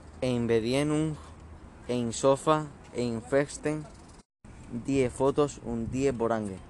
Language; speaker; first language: German; non-native, learner; Spanish